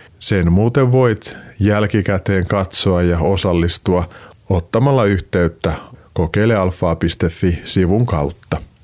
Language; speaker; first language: Finnish; native; Finnish